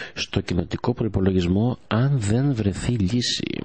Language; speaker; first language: Greek; early bilingual, heritage; Greek